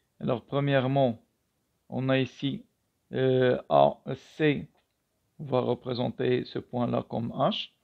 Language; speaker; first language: French; non-native, local second language; Arabic